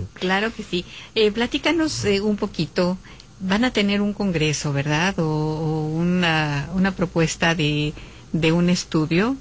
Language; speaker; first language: Spanish; native; Spanish